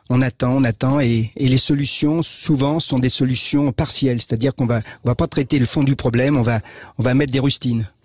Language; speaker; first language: French; native; French